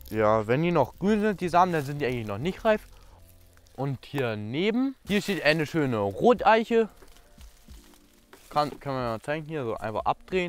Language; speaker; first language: German; native; German